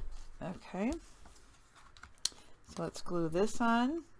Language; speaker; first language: English; native; English